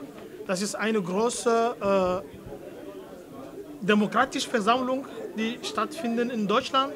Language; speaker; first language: German; non-native, learner; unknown